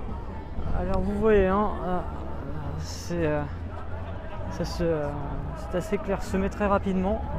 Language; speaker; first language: French; native; French